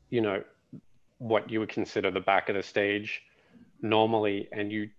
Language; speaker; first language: English; native; English